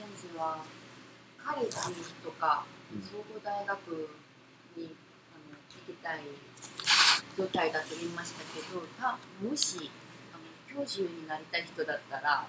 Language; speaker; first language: Japanese; non-native, fluent; Korean